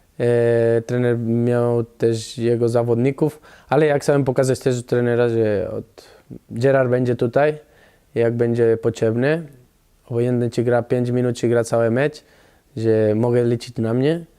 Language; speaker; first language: Polish; non-native, learner; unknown